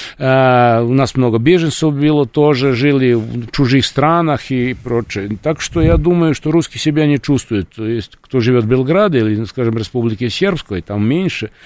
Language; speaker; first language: Russian; non-native, fluent; Serbian